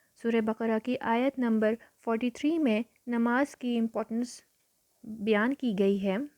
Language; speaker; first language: Urdu; native; Urdu